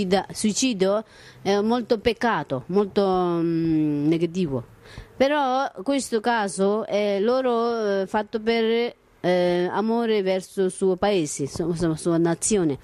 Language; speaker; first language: Italian; non-native, learner; Tibetan